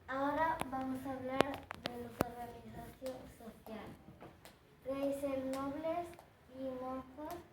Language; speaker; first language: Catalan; non-native, local second language; Spanish